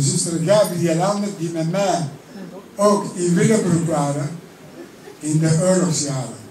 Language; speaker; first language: Dutch; early bilingual, other home language; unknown